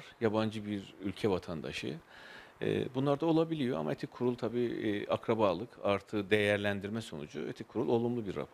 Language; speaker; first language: Turkish; native; Turkish